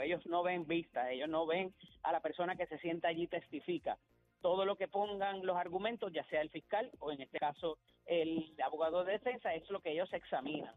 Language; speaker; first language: Spanish; native; Spanish